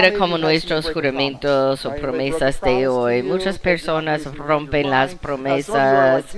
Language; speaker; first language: Spanish; non-native, fluent; English